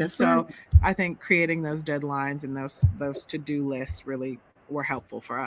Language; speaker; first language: English; native; English